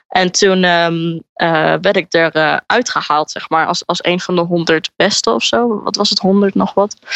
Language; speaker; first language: Dutch; native; Dutch